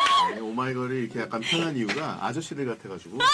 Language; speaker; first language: Korean; native; Korean